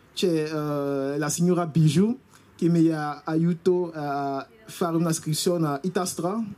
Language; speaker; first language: Italian; non-native, learner; French